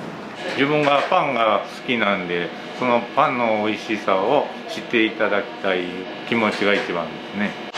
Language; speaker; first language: Japanese; native; Japanese